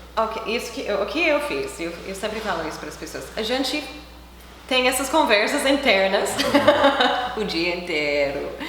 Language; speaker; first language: Portuguese; non-native, fluent; English